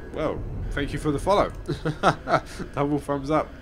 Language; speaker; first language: English; native; English